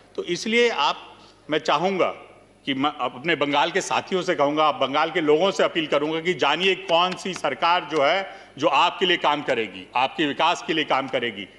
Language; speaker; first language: Hindi; native; Hindi